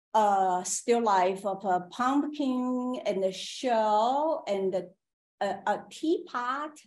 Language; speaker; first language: English; non-native, fluent; Chinese